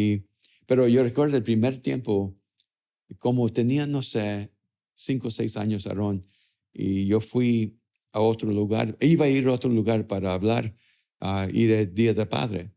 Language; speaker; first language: Spanish; early bilingual, other home language; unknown